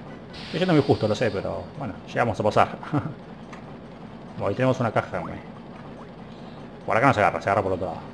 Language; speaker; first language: Spanish; native; Spanish